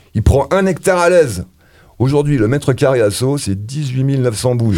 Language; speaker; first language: French; native; French